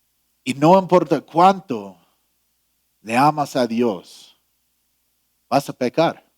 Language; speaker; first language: Spanish; non-native, fluent; English